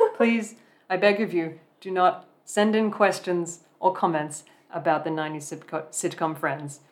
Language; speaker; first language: English; native; English